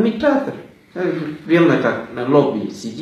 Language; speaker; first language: Russian; non-native, fluent; Thai